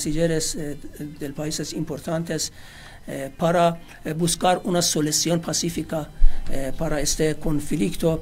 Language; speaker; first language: Spanish; non-native, fluent; Persian